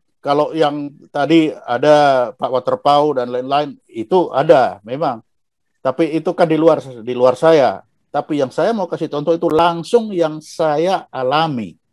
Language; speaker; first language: Indonesian; non-native, local second language; Dutch